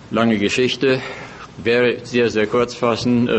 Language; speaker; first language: German; native; German